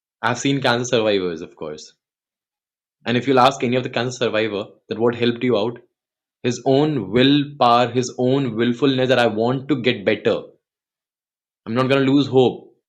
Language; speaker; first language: English; non-native, local second language; Hindi